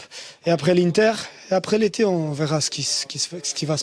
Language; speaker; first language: French; non-native, fluent; Portuguese